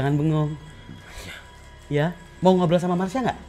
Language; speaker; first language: Indonesian; native; Indonesian